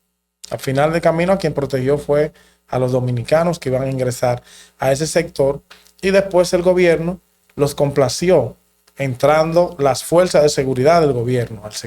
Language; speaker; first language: Spanish; native; Spanish